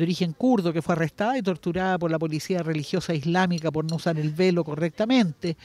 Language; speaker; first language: Spanish; native; Spanish